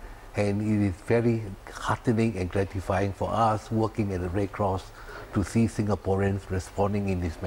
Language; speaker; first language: English; non-native, local second language; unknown